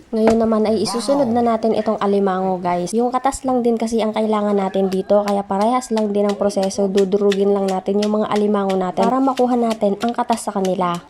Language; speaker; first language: Filipino; non-native, local second language; Bikol